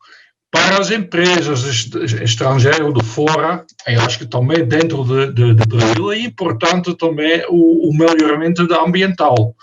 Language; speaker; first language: Portuguese; non-native, fluent; Dutch